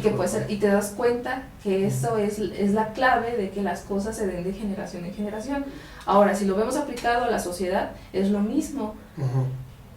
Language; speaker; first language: Spanish; native; Spanish